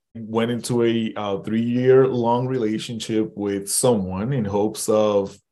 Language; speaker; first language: English; early bilingual, other home language; Spanish